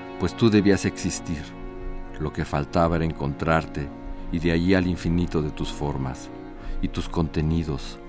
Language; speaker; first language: Spanish; native; Spanish